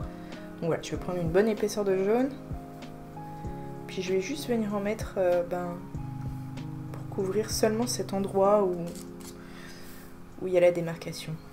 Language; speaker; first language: French; native; French